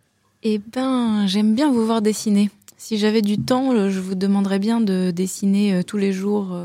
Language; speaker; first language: French; native; French